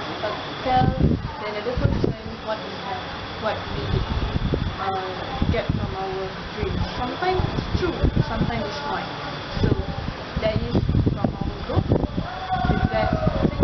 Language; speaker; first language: English; non-native, learner; Malay